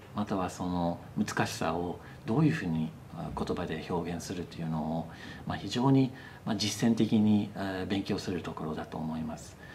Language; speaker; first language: Japanese; non-native, fluent; English